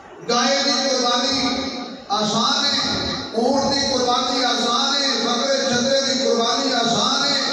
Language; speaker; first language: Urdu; non-native, local second language; Punjabi